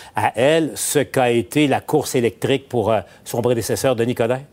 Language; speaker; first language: French; native; French